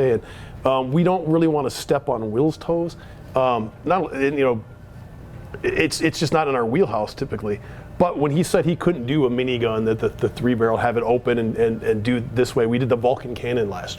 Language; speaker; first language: English; native; English